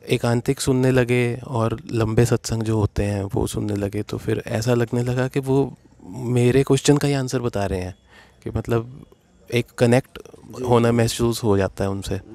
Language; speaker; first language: Hindi; native; Hindi